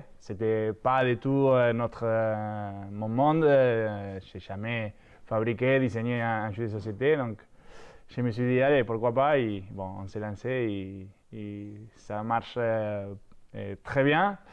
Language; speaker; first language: French; non-native, fluent; Spanish